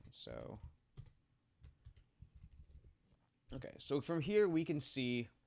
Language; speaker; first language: English; native; English